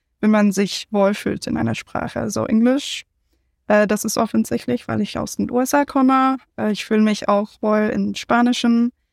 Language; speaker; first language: German; non-native, fluent; English